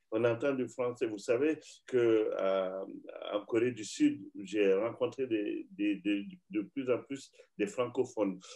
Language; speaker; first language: French; non-native, local second language; Bambara